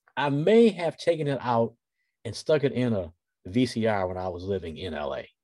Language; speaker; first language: English; native; English